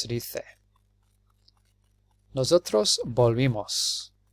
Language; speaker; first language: Spanish; non-native, fluent; English